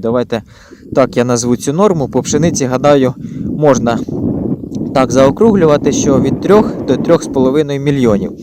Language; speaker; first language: Ukrainian; native; Ukrainian